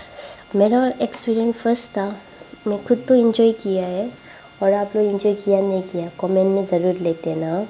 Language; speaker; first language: Hindi; non-native, local second language; Tibetan